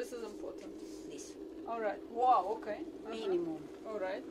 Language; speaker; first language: English; non-native, learner; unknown